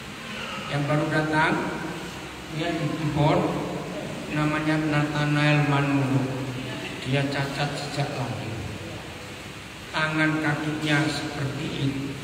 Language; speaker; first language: Indonesian; native; Indonesian